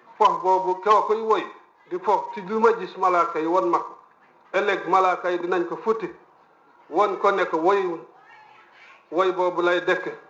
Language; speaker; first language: Wolof; non-native, local second language; Serer